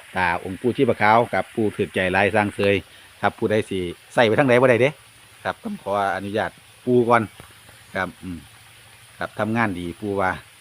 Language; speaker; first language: Thai; native; Thai